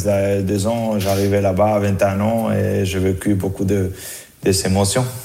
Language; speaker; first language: French; non-native, fluent; Spanish